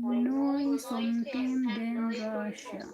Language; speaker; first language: Romanian; non-native, learner; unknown